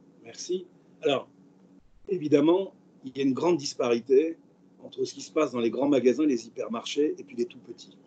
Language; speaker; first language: French; native; French